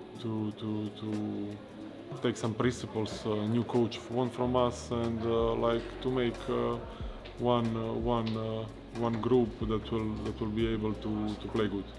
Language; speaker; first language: English; non-native, fluent; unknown